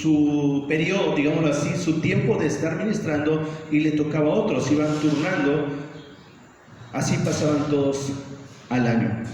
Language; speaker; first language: Spanish; native; Spanish